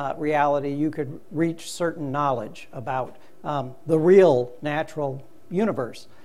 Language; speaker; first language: English; native; English